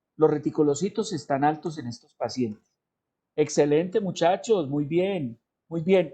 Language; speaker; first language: Spanish; native; Spanish